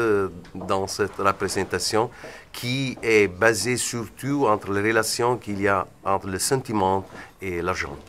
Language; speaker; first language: French; non-native, fluent; Italian